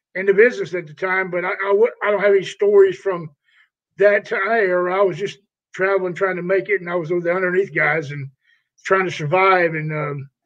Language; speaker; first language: English; native; English